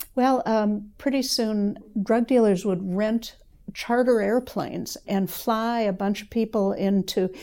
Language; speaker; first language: English; native; English